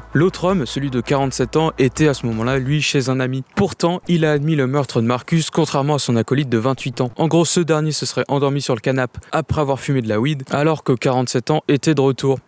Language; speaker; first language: French; native; French